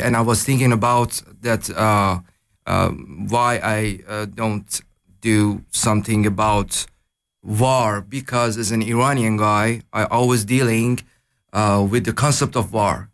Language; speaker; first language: English; non-native, learner; Persian